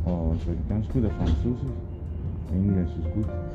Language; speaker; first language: German; non-native, learner; Spanish